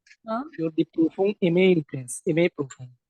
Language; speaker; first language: German; non-native, learner; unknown